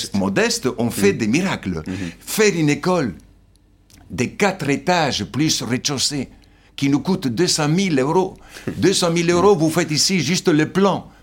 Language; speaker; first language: French; non-native, fluent; Slovenian